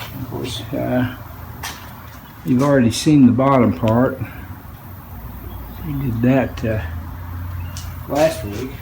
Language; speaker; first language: English; native; English